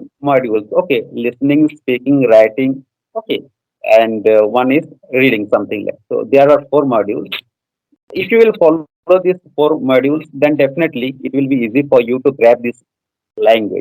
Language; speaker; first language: English; non-native, fluent; Odia